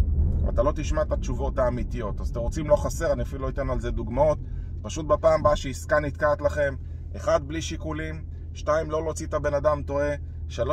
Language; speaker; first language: Hebrew; native; Hebrew